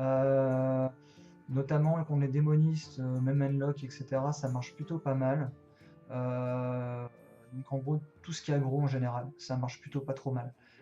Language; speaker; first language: French; native; French